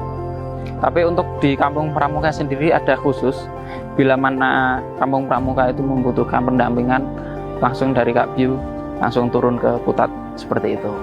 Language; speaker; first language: Indonesian; non-native, local second language; Javanese